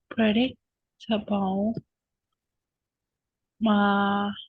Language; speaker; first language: English; non-native, learner; Vietnamese